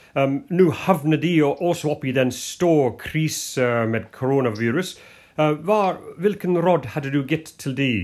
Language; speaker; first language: Norwegian; non-native, fluent; English